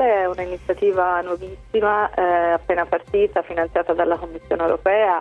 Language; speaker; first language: Italian; native; Italian